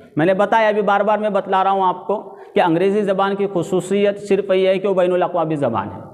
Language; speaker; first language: Urdu; native; Urdu